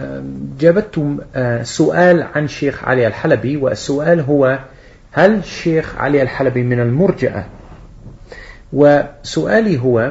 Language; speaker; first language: Arabic; non-native, fluent; Dutch